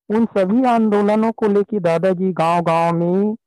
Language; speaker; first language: Hindi; native; Hindi